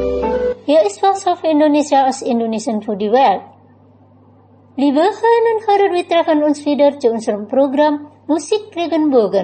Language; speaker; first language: German; non-native, fluent; Indonesian